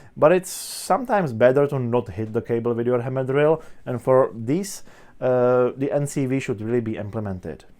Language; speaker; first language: English; non-native, fluent; Czech